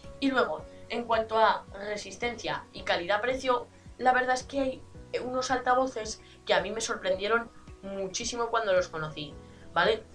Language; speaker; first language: Spanish; native; Spanish